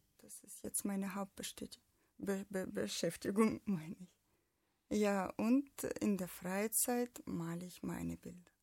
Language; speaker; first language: German; non-native, fluent; Russian